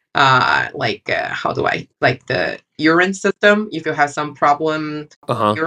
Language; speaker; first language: English; non-native, fluent; Chinese